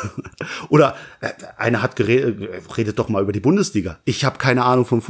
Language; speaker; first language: German; native; German